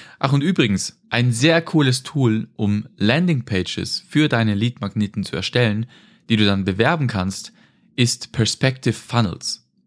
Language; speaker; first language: German; native; German